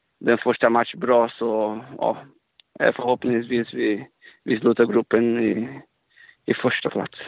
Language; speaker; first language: Swedish; non-native, fluent; Portuguese